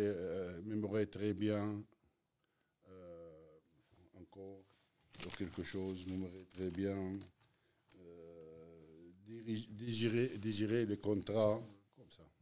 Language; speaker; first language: French; non-native, learner; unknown